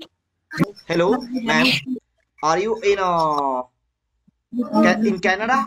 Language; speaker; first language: English; non-native, learner; Marathi